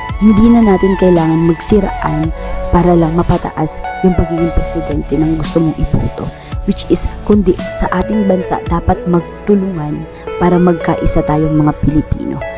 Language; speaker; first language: Filipino; non-native, local second language; Bikol